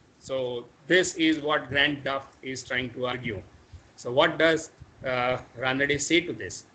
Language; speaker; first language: English; non-native, local second language; Marathi